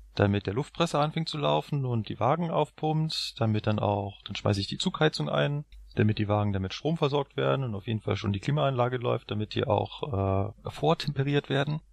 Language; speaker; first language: German; native; German